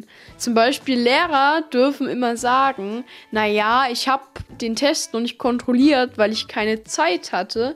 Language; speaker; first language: German; native; German